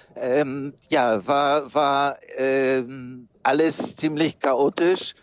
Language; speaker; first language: German; non-native, fluent; Polish